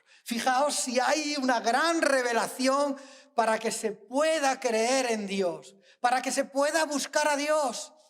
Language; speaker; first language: Spanish; native; Spanish